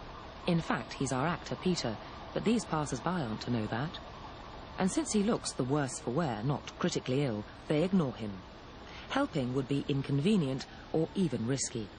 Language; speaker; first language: English; native; English